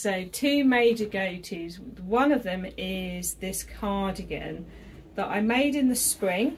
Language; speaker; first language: English; native; English